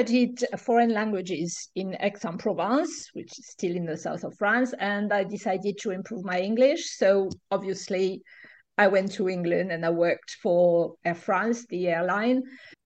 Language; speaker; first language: English; non-native, fluent; French